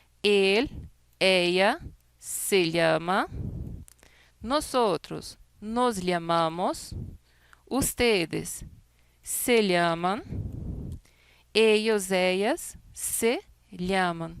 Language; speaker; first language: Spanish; non-native, fluent; Portuguese